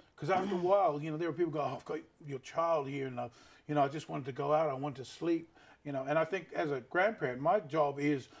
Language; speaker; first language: English; native; English